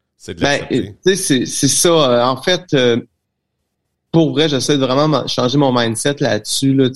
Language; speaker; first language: French; native; French